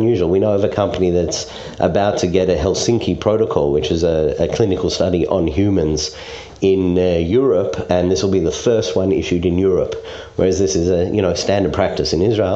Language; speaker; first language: English; native; English